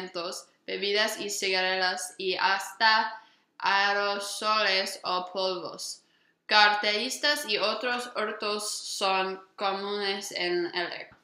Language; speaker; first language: Spanish; non-native, learner; English